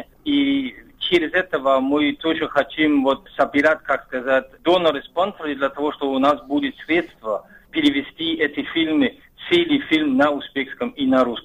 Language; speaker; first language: Russian; non-native, fluent; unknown